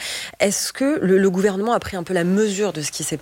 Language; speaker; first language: French; native; French